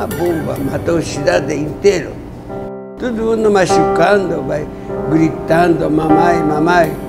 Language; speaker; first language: Portuguese; non-native, learner; Japanese